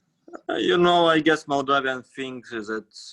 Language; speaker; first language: English; non-native, fluent; Russian